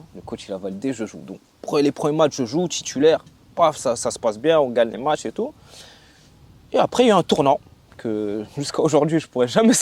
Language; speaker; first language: French; native; French